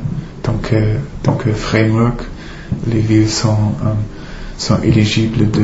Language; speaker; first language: French; non-native, fluent; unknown